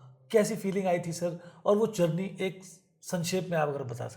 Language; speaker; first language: Hindi; native; Hindi